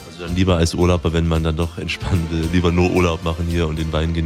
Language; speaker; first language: German; native; German